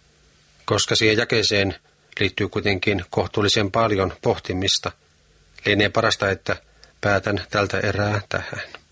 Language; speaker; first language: Finnish; native; Finnish